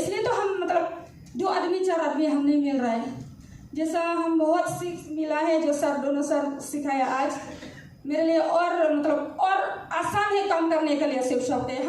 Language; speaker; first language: Hindi; non-native, local second language; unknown